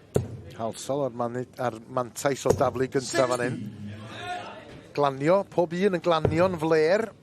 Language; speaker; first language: Welsh; native; Welsh